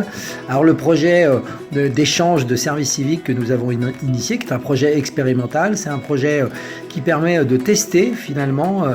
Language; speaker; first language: French; native; French